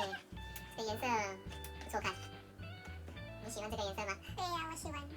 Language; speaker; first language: Chinese; non-native, learner; Filipino